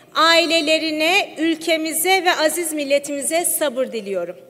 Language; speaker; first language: Turkish; native; Turkish